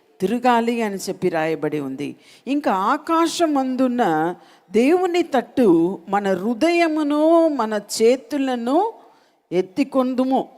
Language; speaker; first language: Telugu; non-native, local second language; Malayalam